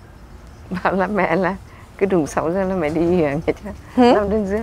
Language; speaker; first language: German; non-native, learner; Vietnamese